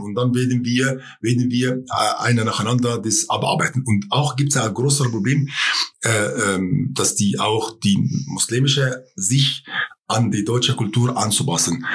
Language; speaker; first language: German; non-native, fluent; Arabic